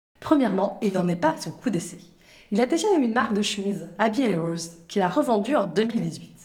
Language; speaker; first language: French; native; French